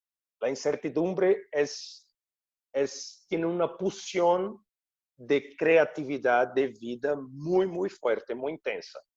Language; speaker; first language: Spanish; non-native, fluent; Portuguese